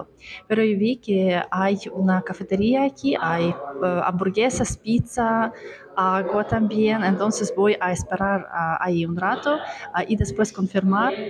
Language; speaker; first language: Spanish; non-native, fluent; Russian